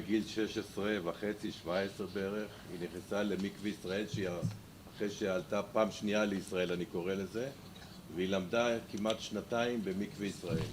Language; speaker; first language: Hebrew; native; Hebrew